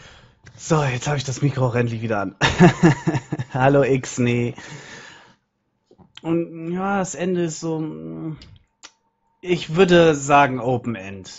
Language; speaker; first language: German; native; German